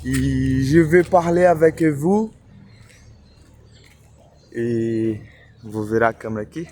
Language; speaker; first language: French; non-native, learner; Portuguese